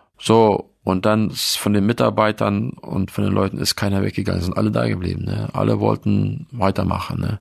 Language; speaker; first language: German; early bilingual, other home language; Russian